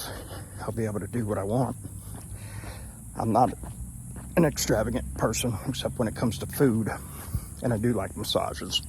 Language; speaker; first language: English; native; English